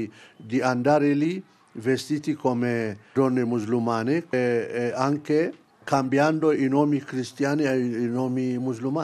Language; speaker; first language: Italian; non-native, fluent; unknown